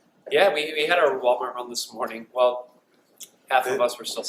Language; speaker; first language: English; native; English